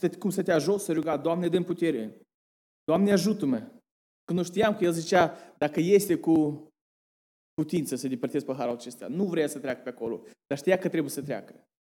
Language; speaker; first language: Romanian; early bilingual, heritage; Romanian